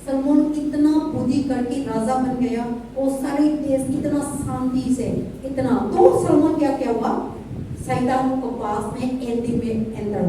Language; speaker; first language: Hindi; non-native, local second language; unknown